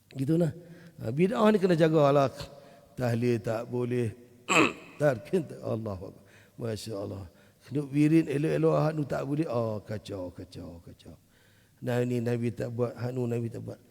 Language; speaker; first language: Malay; native; Malay